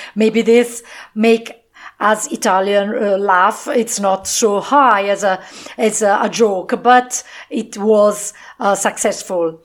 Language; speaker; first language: English; non-native, fluent; Italian